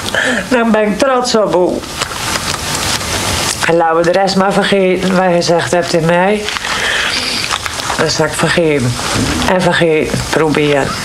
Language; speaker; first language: Dutch; native; Dutch